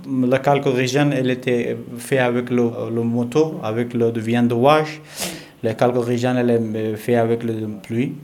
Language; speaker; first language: French; non-native, learner; Pashto